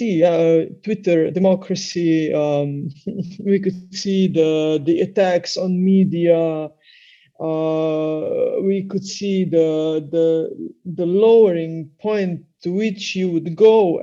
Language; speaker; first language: English; non-native, fluent; Slovenian